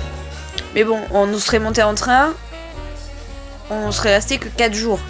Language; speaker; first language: French; native; French